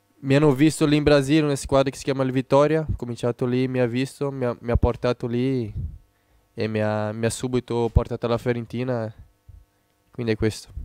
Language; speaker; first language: Italian; non-native, fluent; Portuguese